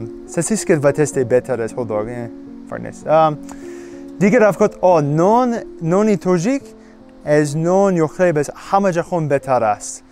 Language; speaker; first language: Persian; non-native, learner; English